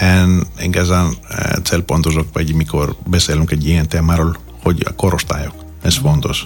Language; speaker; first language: Hungarian; non-native, learner; Greek